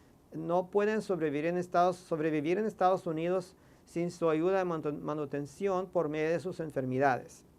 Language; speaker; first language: Spanish; non-native, fluent; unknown